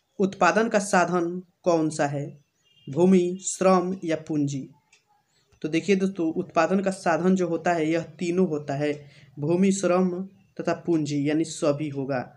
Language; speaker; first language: Hindi; native; Hindi